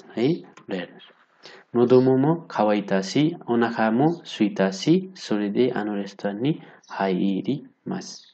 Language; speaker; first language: Japanese; non-native, fluent; Nepali